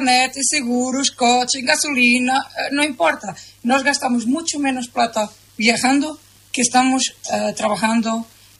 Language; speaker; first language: Spanish; non-native, learner; Portuguese